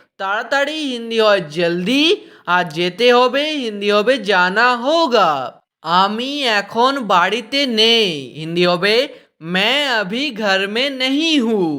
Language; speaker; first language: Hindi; non-native, fluent; Bangla